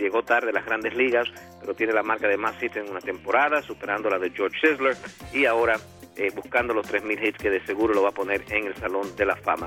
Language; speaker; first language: Spanish; native; Spanish